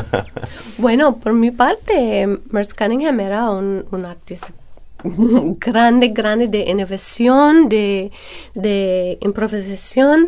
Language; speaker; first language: Spanish; non-native, fluent; English